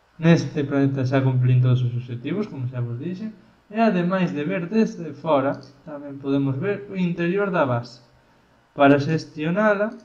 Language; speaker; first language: Galician; non-native, local second language; Spanish